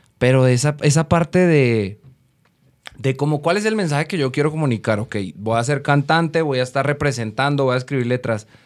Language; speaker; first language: Spanish; native; Spanish